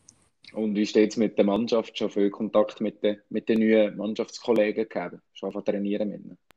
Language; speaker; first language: German; native; German